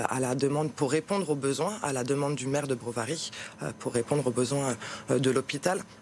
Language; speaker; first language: French; native; French